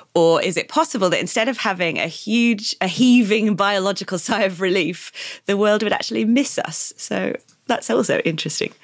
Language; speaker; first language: English; native; English